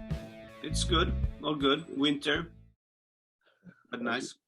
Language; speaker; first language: English; non-native, fluent; French